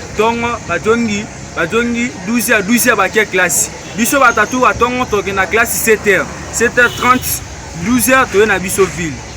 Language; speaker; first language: Lingala; native; Lingala